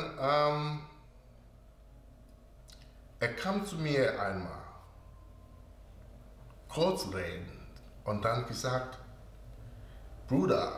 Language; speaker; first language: German; non-native, learner; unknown